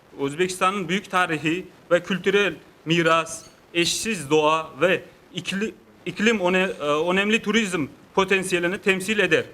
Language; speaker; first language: Turkish; non-native, learner; Uzbek